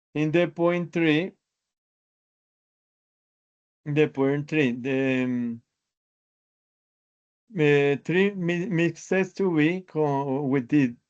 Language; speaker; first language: English; non-native, learner; Spanish